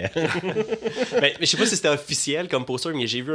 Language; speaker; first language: French; native; French